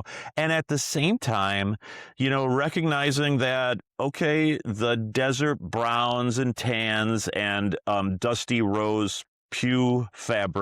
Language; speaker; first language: English; native; English